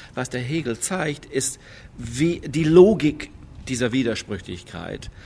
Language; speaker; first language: German; non-native, fluent; English